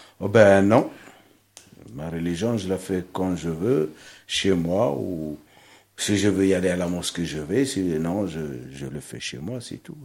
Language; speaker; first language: French; non-native, local second language; Arabic